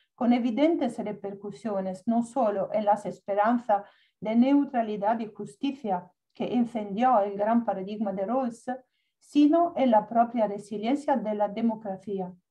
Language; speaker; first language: Spanish; non-native, learner; Italian